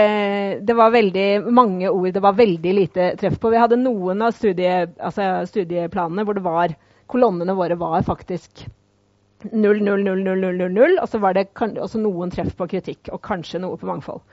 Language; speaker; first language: Norwegian; native; Norwegian